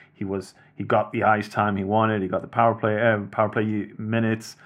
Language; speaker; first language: English; non-native, fluent; Swedish